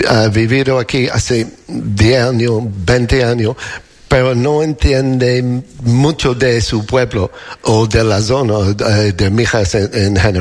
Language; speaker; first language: Spanish; non-native, learner; English